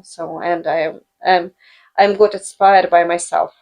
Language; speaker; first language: English; non-native, fluent; Russian